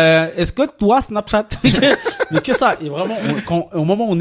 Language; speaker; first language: French; native; French